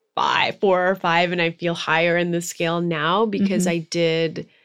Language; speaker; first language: English; native; English